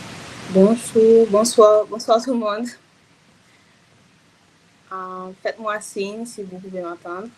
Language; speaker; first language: French; non-native, local second language; Haitian Creole